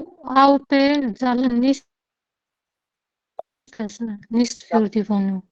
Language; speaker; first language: German; non-native, learner; Hindi